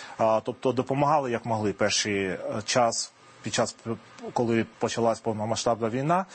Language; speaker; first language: Ukrainian; native; Ukrainian